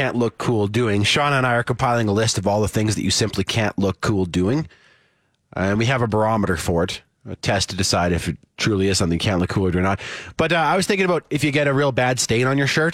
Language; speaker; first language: English; native; English